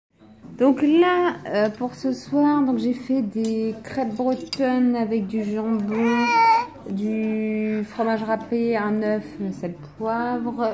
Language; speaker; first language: French; native; French